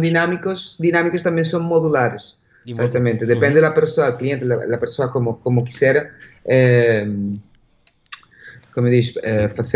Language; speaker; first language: Portuguese; non-native, learner; Spanish